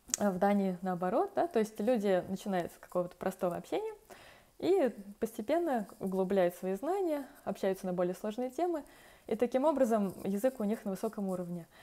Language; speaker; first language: Russian; native; Russian